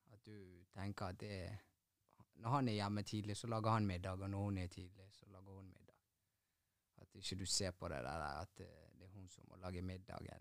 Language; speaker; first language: Norwegian; early bilingual, other home language; Tigrinya